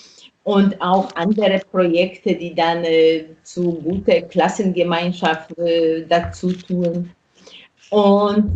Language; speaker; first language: German; non-native, fluent; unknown